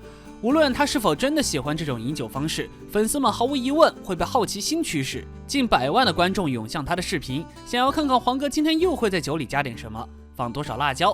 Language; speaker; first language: Chinese; native; Chinese